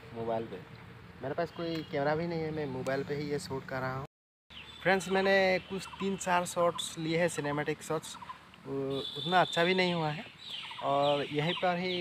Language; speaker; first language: Hindi; non-native, local second language; Assamese